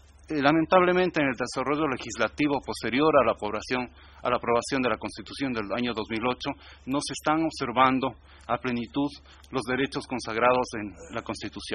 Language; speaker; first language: Spanish; native; Spanish